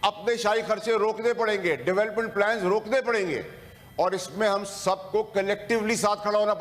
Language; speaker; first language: Urdu; native; Urdu